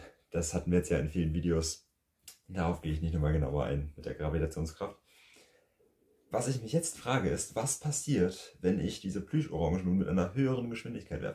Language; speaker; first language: German; native; German